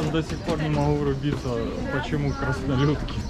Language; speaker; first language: Russian; native; Russian